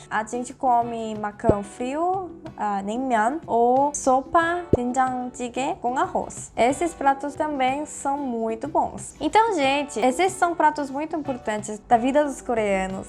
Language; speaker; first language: Portuguese; non-native, fluent; Korean